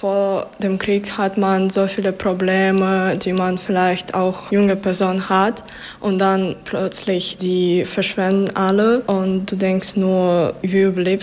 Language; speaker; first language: German; non-native, fluent; Ukrainian